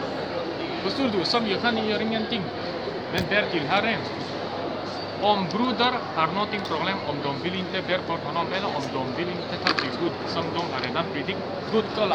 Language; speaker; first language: Swedish; non-native, learner; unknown